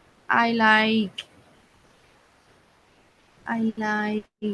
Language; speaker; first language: English; non-native, learner; Spanish